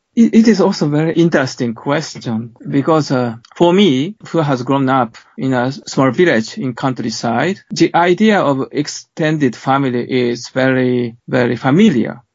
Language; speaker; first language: English; non-native, fluent; Japanese